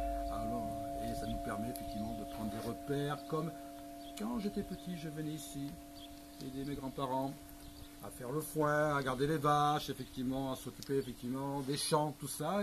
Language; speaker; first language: French; native; French